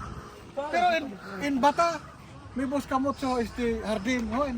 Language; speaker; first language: Spanish; non-native, learner; Filipino